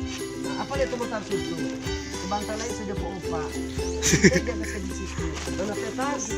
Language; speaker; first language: Indonesian; non-native, local second language; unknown